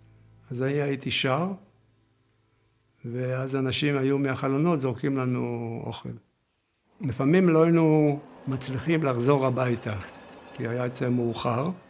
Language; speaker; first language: Hebrew; early bilingual, other home language; Yiddish